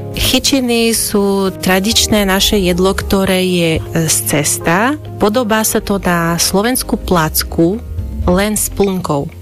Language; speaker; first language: Slovak; non-native, fluent; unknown